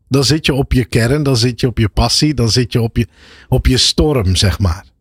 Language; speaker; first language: Dutch; early bilingual, other home language; Arabic